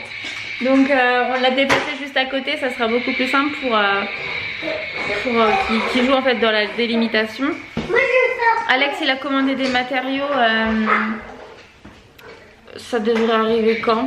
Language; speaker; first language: French; native; French